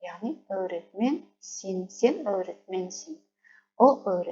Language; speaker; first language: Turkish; non-native, fluent; Kazakh